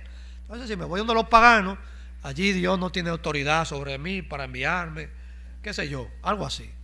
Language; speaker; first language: Spanish; native; Spanish